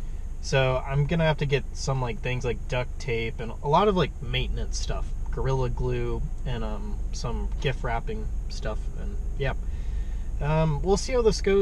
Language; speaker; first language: English; native; English